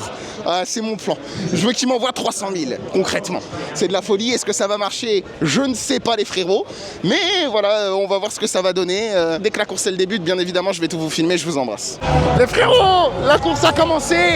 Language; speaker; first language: French; native; French